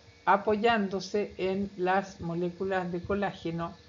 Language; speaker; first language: Spanish; native; Spanish